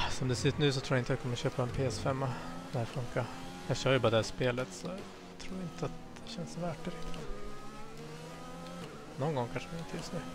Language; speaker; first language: Swedish; native; Swedish